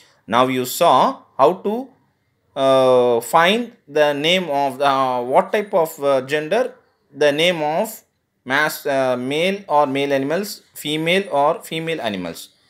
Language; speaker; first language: English; non-native, local second language; Tamil